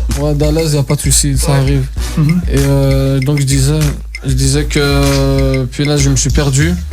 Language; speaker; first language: French; early bilingual, other home language; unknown